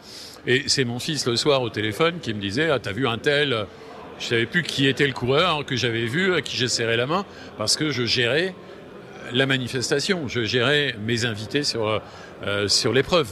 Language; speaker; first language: French; native; French